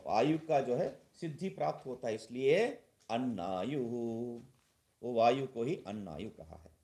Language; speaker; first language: Hindi; non-native, local second language; Tamil